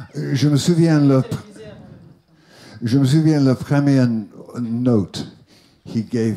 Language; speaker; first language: French; non-native, learner; English